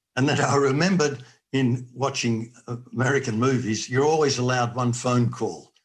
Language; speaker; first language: English; native; English